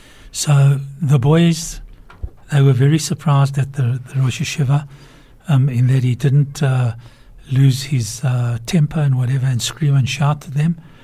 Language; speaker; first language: English; native; English